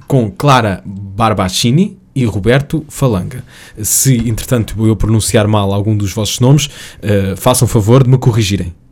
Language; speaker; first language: Portuguese; native; Portuguese